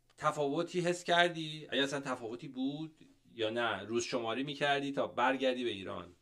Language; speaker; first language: Persian; native; Persian